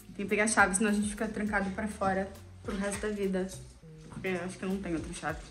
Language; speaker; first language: Portuguese; native; Portuguese